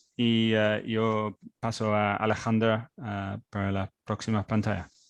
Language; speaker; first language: Spanish; non-native, learner; English